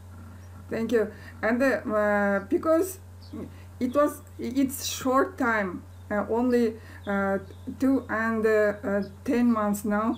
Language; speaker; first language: English; non-native, learner; Kazakh